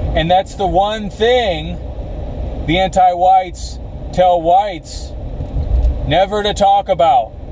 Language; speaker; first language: English; native; English